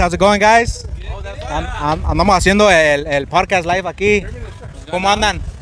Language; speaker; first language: Spanish; early bilingual, heritage; Spanish